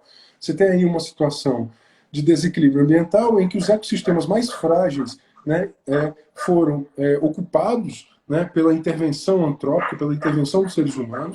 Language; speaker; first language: Portuguese; native; Portuguese